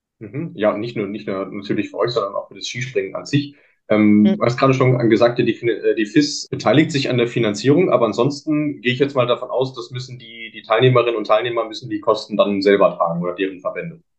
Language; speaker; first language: German; native; German